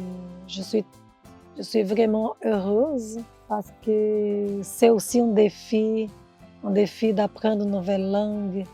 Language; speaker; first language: French; non-native, fluent; Portuguese